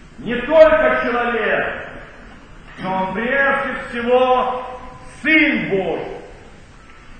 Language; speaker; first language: Russian; native; Russian